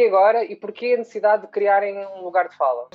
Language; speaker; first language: Portuguese; native; Portuguese